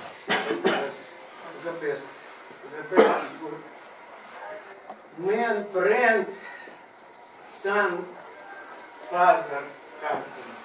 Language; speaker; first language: English; non-native, learner; Russian